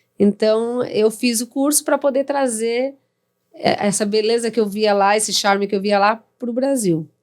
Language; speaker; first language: Portuguese; native; Portuguese